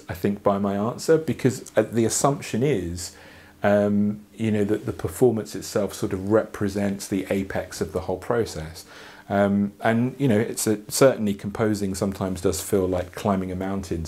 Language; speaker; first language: English; native; English